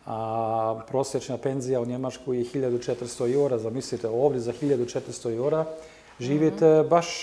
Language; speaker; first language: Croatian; non-native, learner; German